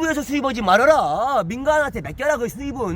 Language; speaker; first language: Korean; native; Korean